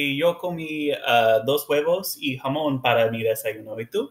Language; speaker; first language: Spanish; non-native, learner; English